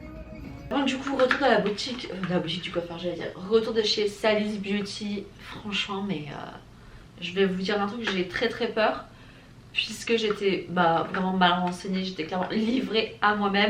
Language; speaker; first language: French; native; French